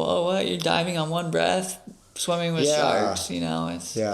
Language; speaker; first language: English; native; English